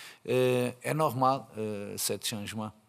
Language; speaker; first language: French; non-native, fluent; Portuguese